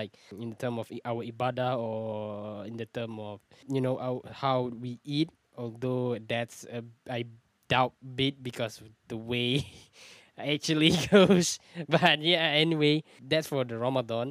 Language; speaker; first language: English; non-native, local second language; Malay